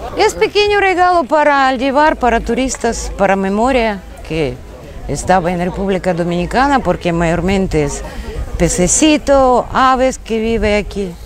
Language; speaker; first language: Spanish; non-native, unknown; Russian